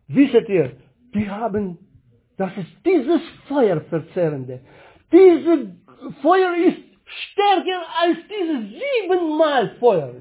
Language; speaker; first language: German; non-native, learner; Russian